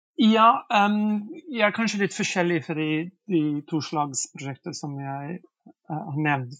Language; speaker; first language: Norwegian; non-native, fluent; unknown